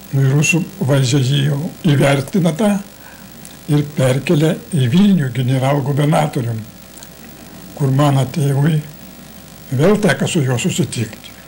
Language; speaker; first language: Lithuanian; native; Lithuanian